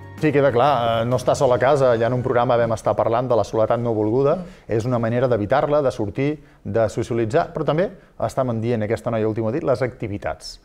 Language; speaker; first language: Catalan; native; Catalan